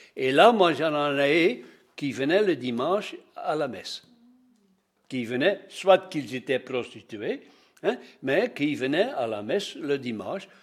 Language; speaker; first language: French; non-native, local second language; Dutch